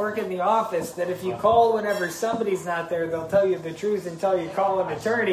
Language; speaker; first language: English; native; English